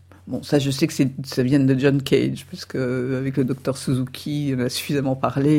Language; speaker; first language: French; native; French